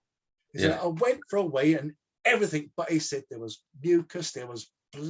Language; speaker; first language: English; native; English